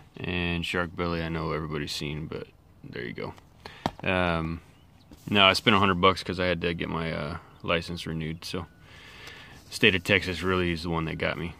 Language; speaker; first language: English; native; English